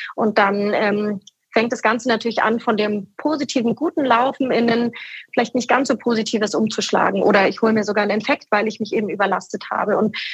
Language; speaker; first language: German; native; German